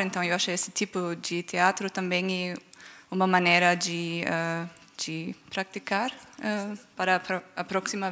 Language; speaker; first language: Portuguese; non-native, fluent; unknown